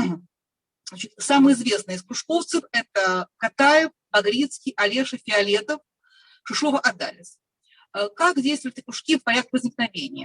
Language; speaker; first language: Russian; native; Russian